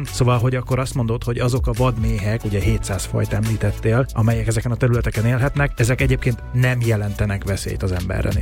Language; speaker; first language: Hungarian; native; Hungarian